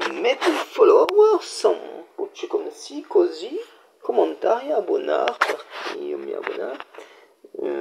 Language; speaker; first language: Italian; non-native, learner; French